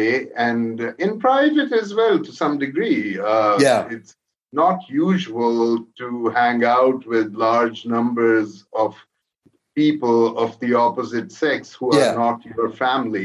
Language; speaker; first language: English; non-native, local second language; Urdu